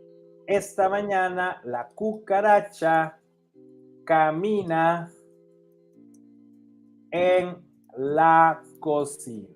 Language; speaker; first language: Spanish; non-native, fluent; English